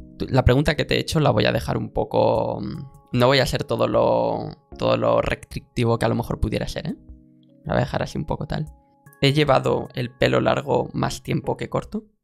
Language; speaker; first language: Spanish; native; Spanish